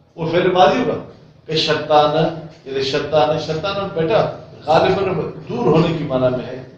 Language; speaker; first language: Urdu; non-native, local second language; Sindhi